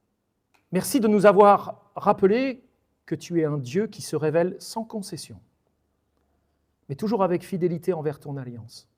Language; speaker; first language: French; native; French